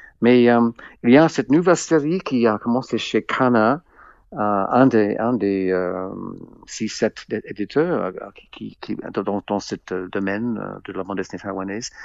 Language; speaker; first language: French; non-native, fluent; English